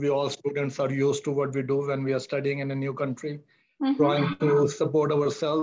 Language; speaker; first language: English; non-native, local second language; Hindi